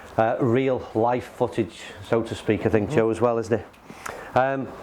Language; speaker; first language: English; native; English